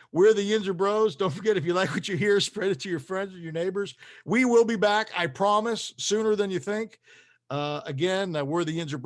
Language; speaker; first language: English; native; English